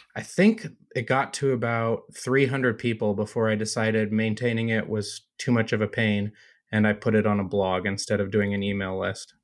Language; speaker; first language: English; native; English